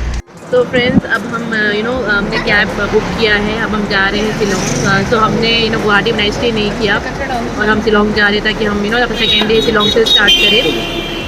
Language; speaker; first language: Hindi; native; Hindi